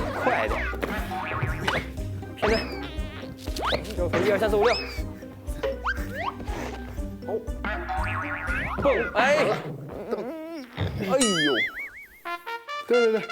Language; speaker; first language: Chinese; native; Chinese